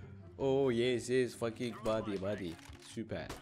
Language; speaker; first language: English; non-native, learner; Turkish